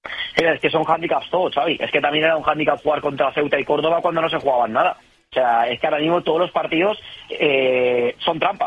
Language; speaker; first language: Spanish; native; Spanish